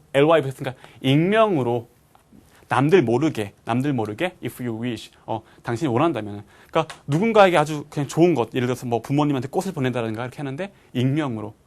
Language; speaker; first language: Korean; native; Korean